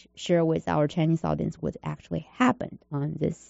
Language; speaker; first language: English; non-native, learner; Chinese